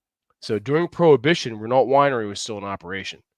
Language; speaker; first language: English; native; English